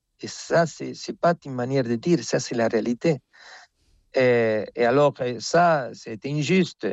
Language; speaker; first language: French; non-native, fluent; Spanish